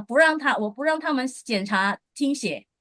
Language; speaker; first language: Chinese; non-native, fluent; Indonesian